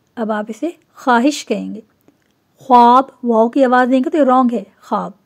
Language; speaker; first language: Urdu; native; Urdu